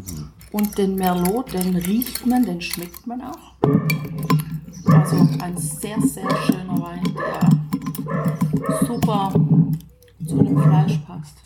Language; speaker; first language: German; native; German